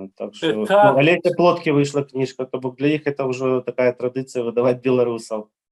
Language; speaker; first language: Belarusian; native; Belarusian